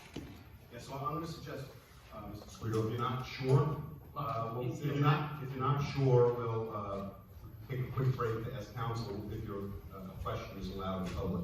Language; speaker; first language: English; native; English